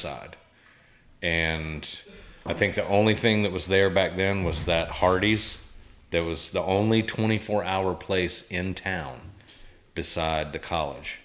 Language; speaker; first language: English; native; English